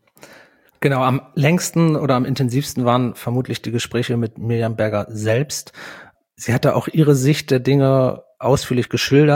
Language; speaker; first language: German; native; German